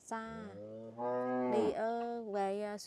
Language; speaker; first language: Vietnamese; non-native, local second language; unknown